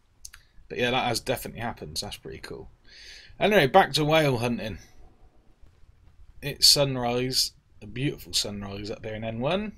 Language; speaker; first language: English; native; English